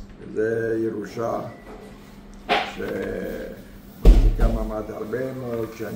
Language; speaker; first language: Hebrew; non-native, fluent; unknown